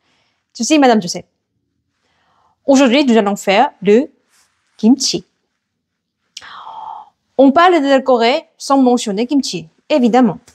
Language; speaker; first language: French; non-native, learner; Korean